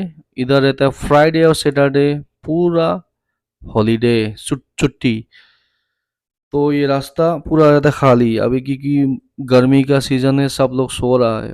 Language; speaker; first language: Hindi; non-native, local second language; Assamese